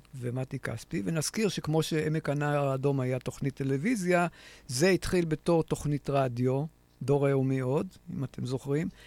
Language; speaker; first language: Hebrew; native; Hebrew